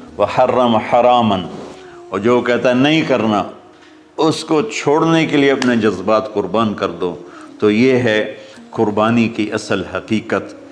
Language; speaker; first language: Urdu; non-native, local second language; Punjabi